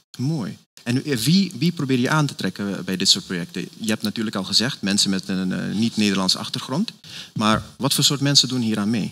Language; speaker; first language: Dutch; native; Dutch